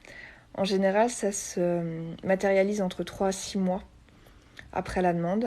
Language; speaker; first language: French; native; French